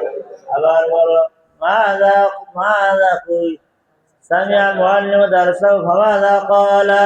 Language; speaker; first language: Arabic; non-native, fluent; Bangla